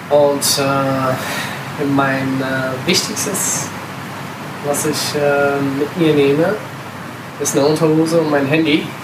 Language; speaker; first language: German; non-native, fluent; Italian